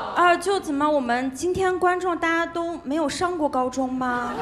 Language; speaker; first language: Chinese; native; Chinese